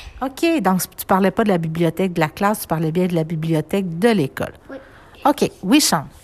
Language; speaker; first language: French; native; French